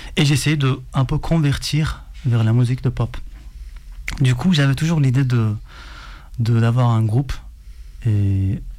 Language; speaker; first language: French; non-native, fluent; Persian